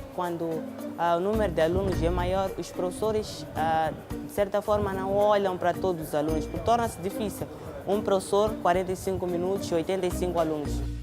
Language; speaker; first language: Portuguese; non-native, local second language; Tsonga